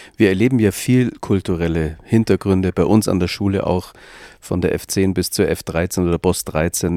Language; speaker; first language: German; native; German